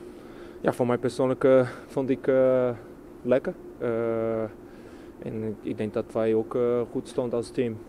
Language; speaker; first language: Dutch; non-native, fluent; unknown